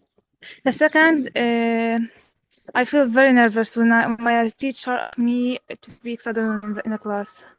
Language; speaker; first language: English; non-native, fluent; Arabic